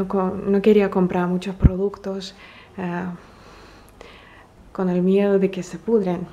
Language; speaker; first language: Spanish; non-native, fluent; Russian